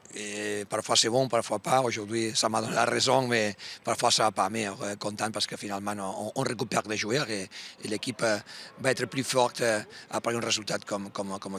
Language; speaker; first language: French; non-native, fluent; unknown